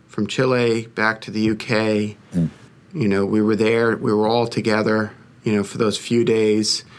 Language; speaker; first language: English; native; English